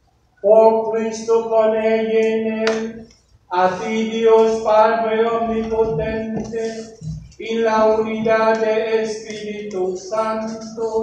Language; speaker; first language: Spanish; non-native, learner; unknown